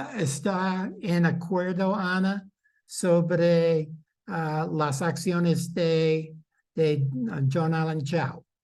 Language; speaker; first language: Spanish; non-native, fluent; English